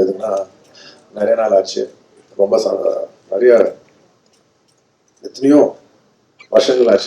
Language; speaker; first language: Tamil; non-native, local second language; Telugu